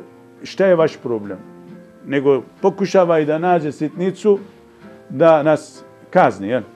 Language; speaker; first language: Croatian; non-native, fluent; Persian